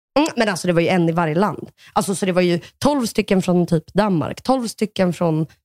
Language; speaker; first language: Swedish; early bilingual, other home language; Russian